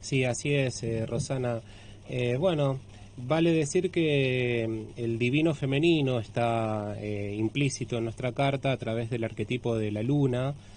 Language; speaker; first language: Spanish; native; Spanish